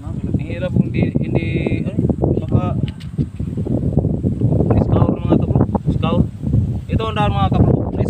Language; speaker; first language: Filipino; non-native, local second language; Cebuano